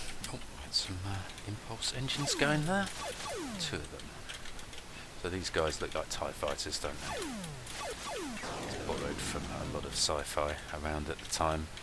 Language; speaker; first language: English; native; English